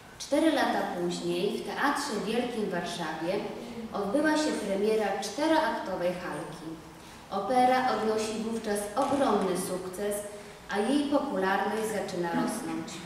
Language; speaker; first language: Polish; native; Polish